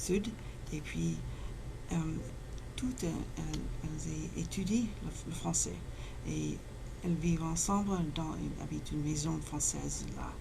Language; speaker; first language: French; non-native, fluent; English